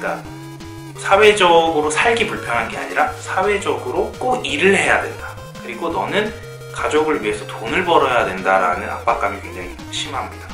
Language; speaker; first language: Korean; native; Korean